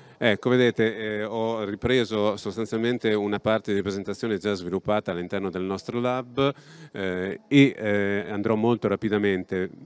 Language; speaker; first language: Italian; native; Italian